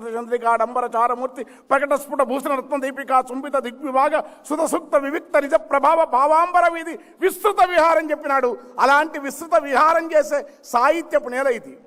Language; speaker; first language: Telugu; native; Telugu